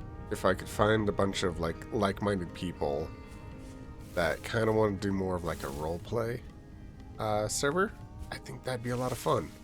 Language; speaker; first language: English; native; English